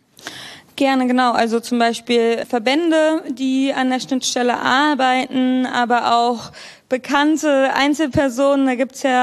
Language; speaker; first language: German; native; German